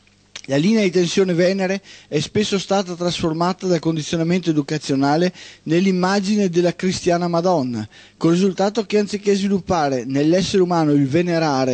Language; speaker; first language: Italian; native; Italian